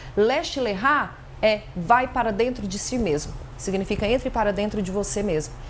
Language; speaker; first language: Portuguese; native; Portuguese